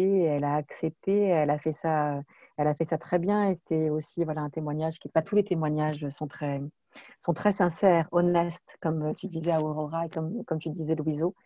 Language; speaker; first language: French; native; French